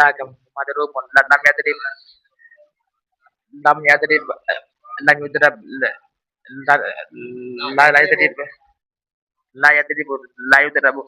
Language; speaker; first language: Arabic; non-native, learner; Urdu